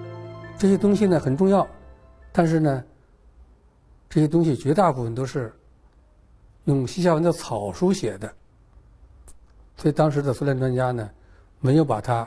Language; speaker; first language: Chinese; native; Chinese